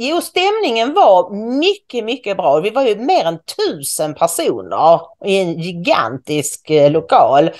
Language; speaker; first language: Swedish; native; Swedish